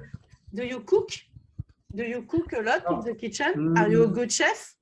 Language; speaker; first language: English; non-native, learner; French